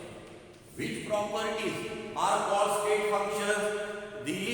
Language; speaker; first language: English; non-native, local second language; Marathi